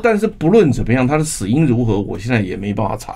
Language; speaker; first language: Chinese; native; Chinese